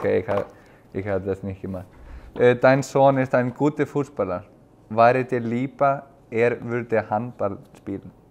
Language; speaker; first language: German; non-native, learner; Icelandic